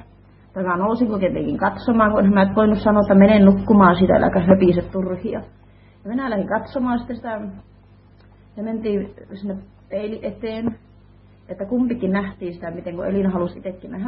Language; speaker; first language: Finnish; native; Finnish